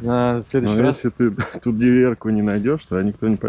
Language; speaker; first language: Russian; native; Russian